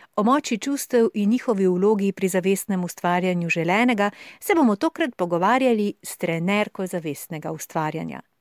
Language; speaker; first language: Slovenian; native; Slovenian